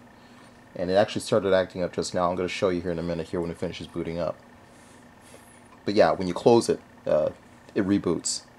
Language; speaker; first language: English; native; English